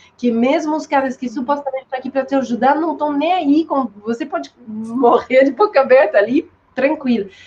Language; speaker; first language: Portuguese; non-native, fluent; French